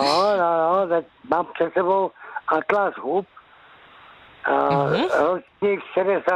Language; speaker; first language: Czech; native; Czech